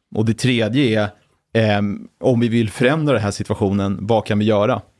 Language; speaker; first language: Swedish; native; Swedish